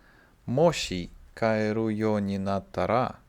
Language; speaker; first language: Japanese; non-native, learner; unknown